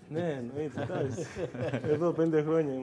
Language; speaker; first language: Greek; non-native, fluent; Spanish